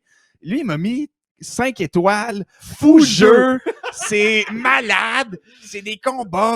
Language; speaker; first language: French; native; French